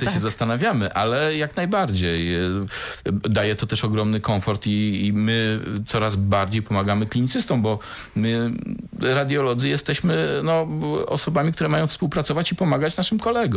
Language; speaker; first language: Polish; native; Polish